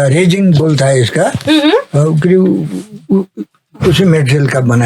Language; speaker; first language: Hindi; non-native, learner; Nepali